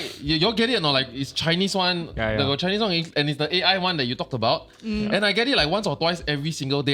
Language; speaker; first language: English; native; English